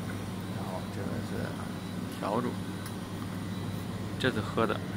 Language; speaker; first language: Chinese; native; Chinese